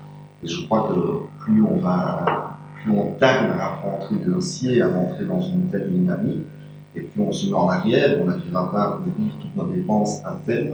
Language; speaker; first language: French; native; French